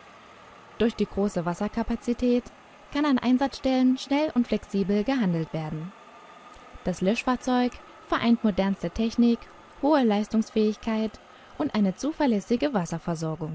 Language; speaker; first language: German; native; German